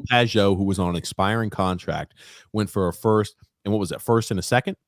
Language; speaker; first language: English; native; English